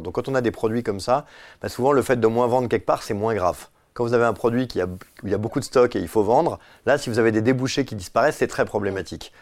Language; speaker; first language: French; native; French